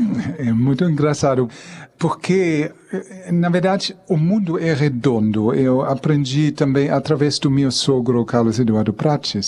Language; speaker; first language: Portuguese; non-native, fluent; German